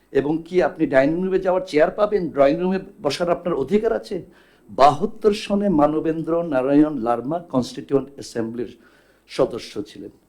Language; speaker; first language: Bangla; non-native, local second language; Chakma